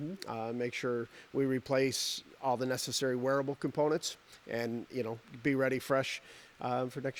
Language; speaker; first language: English; native; English